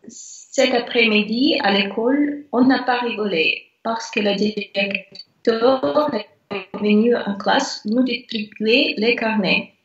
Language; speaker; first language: French; non-native, learner; Russian